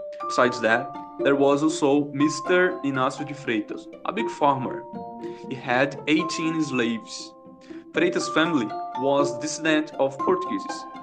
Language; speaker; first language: English; non-native, fluent; Portuguese